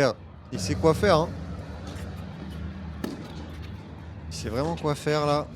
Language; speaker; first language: French; native; French